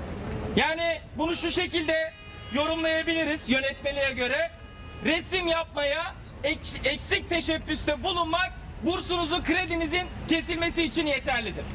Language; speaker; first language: Turkish; native; Turkish